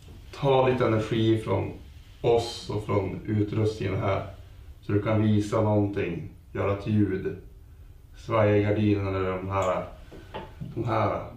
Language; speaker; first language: Swedish; native; Swedish